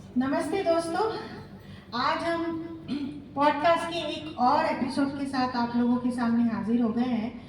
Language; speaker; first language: Hindi; non-native, local second language; Bangla